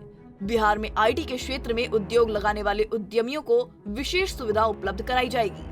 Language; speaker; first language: Hindi; native; Hindi